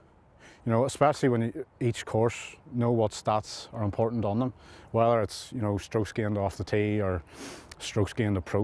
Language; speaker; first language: English; native; English